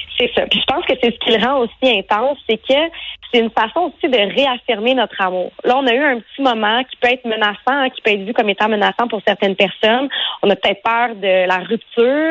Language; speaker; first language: French; native; French